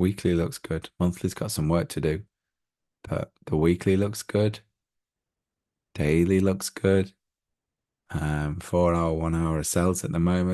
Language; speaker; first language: English; native; English